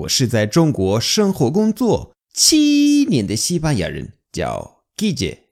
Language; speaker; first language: Chinese; non-native, fluent; Spanish